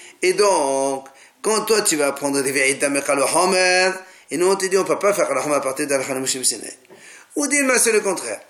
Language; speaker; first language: French; native; French